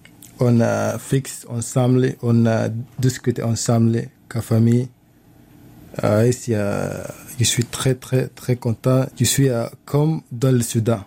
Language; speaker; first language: French; non-native, learner; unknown